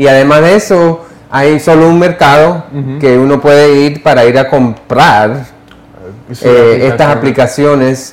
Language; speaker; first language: Spanish; early bilingual, heritage; English